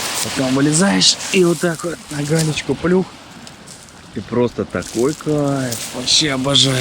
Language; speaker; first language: Russian; native; Russian